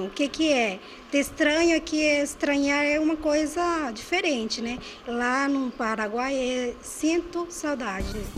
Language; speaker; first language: Portuguese; non-native, local second language; Spanish